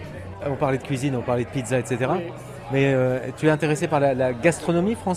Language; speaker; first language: French; native; French